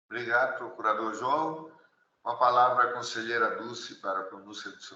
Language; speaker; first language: Portuguese; native; Portuguese